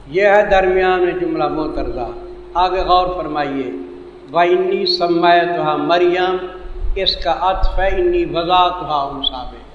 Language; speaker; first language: Urdu; non-native, local second language; Saraiki